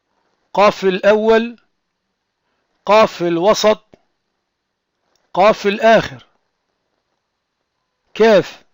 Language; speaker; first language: Arabic; non-native, fluent; French